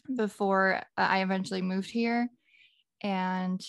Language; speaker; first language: English; non-native, fluent; Dutch